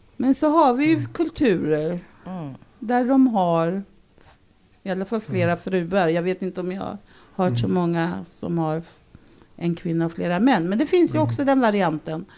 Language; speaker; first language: Swedish; early bilingual, other home language; Spanish